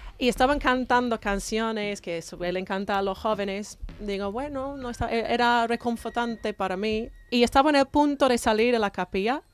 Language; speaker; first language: Spanish; non-native, fluent; English